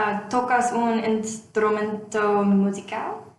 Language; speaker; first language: Spanish; non-native, learner; English